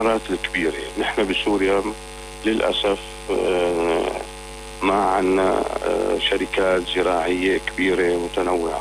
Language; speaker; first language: Arabic; native; Arabic